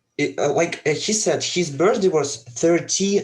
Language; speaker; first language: English; non-native, learner; Russian